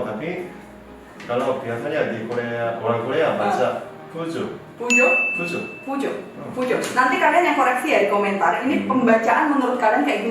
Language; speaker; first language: Indonesian; non-native, learner; Korean